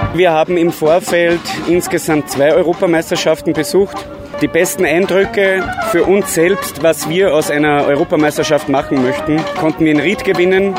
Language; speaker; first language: German; native; German